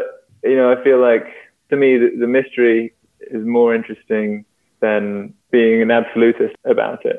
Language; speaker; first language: English; native; English